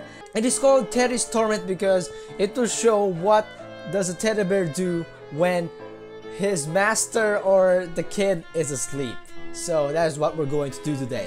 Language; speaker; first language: English; non-native, local second language; Filipino